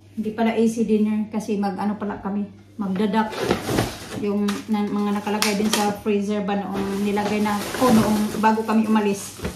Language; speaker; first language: Filipino; non-native, local second language; Cebuano